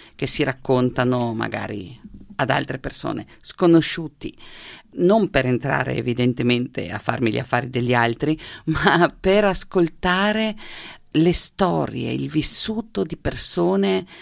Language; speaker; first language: Italian; non-native, local second language; Slovenian